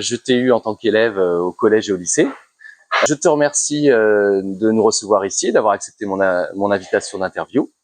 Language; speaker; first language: French; native; French